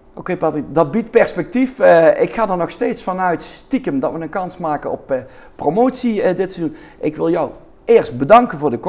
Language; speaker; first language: Dutch; native; Dutch